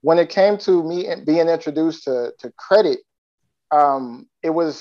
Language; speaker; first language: English; native; English